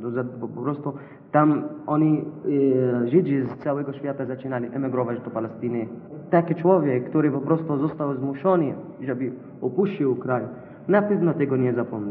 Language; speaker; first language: Polish; non-native, learner; Arabic